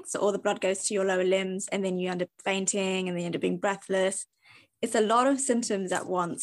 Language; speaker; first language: English; native; English